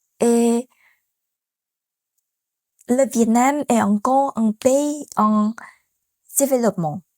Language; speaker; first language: French; non-native, fluent; Vietnamese